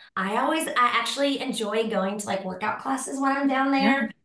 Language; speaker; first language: English; native; English